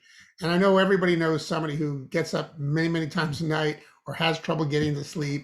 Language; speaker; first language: English; native; English